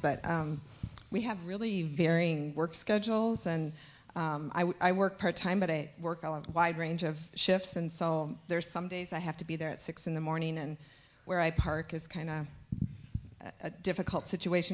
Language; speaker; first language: English; native; English